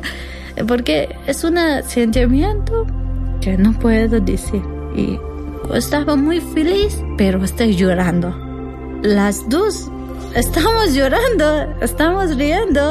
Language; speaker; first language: Spanish; non-native, learner; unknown